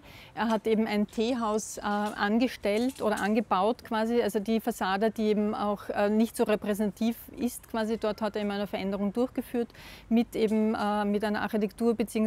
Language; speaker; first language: German; native; German